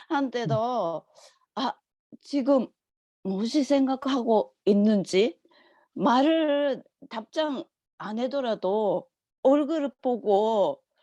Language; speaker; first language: Korean; non-native, learner; Japanese